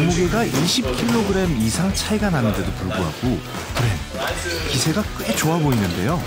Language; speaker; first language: Korean; native; Korean